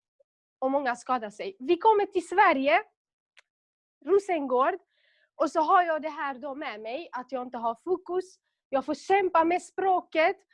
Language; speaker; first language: Swedish; non-native, local second language; Kurdish